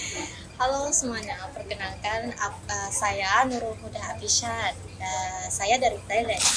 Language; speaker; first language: Indonesian; non-native, learner; Thai